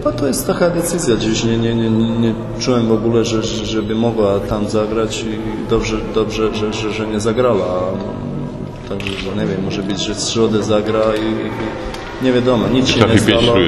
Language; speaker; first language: Polish; non-native, fluent; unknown